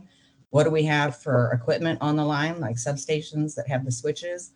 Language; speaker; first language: English; native; English